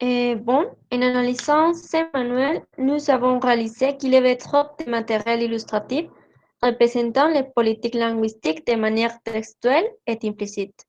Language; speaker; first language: French; non-native, learner; Spanish